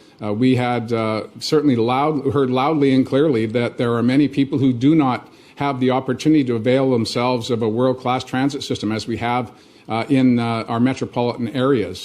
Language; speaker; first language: English; native; English